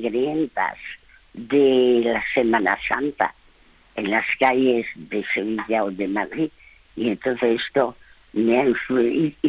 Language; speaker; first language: Spanish; early bilingual, other home language; French